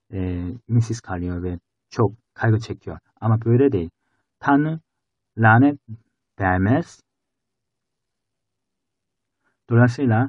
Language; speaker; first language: Turkish; non-native, fluent; Korean